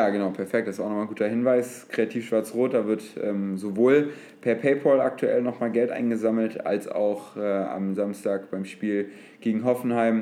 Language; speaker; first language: German; native; German